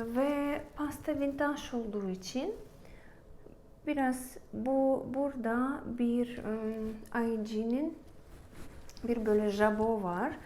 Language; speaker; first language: Turkish; non-native, learner; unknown